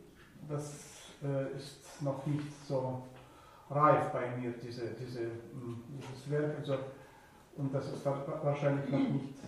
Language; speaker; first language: German; non-native, fluent; Russian